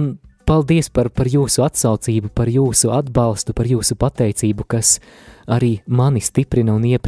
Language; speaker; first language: Latvian; native; Latvian